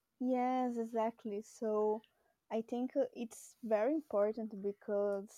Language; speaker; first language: English; non-native, learner; Portuguese